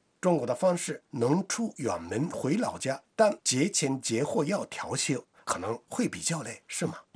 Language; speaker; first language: Chinese; non-native, fluent; Japanese